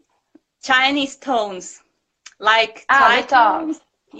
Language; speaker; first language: English; non-native, fluent; Russian